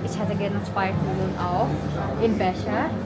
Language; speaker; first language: German; non-native, learner; Indonesian